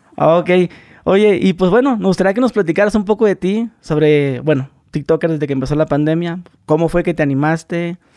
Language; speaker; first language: Spanish; native; Spanish